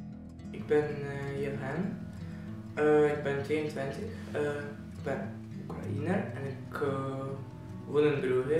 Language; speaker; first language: Dutch; non-native, learner; Russian